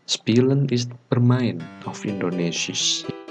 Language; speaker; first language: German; non-native, learner; Indonesian